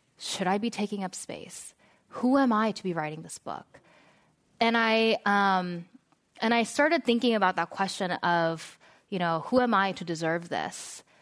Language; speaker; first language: English; non-native, fluent; Korean